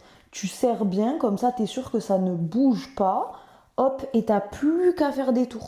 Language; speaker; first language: French; native; French